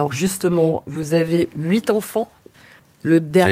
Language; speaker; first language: French; native; French